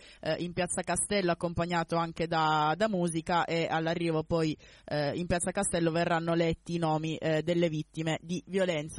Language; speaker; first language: Italian; native; Italian